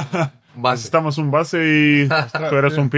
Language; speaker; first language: Spanish; non-native, fluent; Bosnian